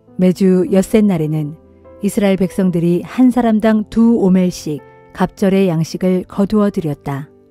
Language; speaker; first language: Korean; native; Korean